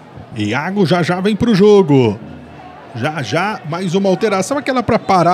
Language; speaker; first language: Portuguese; native; Portuguese